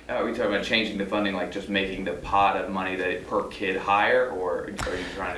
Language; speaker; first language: English; native; English